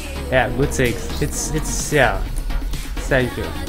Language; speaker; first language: English; non-native, learner; German